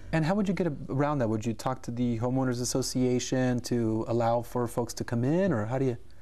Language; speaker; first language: English; early bilingual, other home language; Spanish